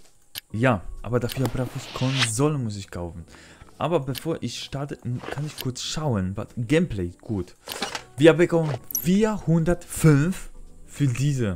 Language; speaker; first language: German; non-native, learner; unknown